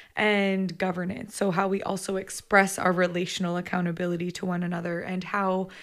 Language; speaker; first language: English; native; English